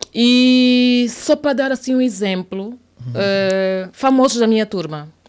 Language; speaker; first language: Portuguese; native; Portuguese